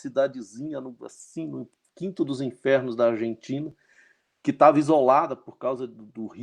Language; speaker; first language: Portuguese; native; Portuguese